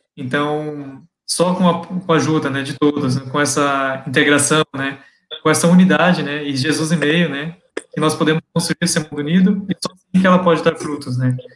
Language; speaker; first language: Portuguese; native; Portuguese